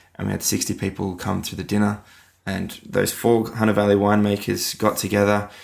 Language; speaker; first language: English; native; English